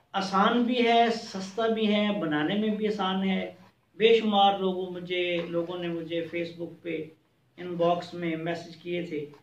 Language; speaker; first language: Urdu; non-native, local second language; Punjabi